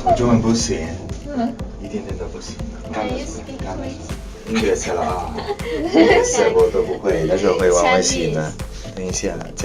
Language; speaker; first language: Chinese; non-native, learner; Italian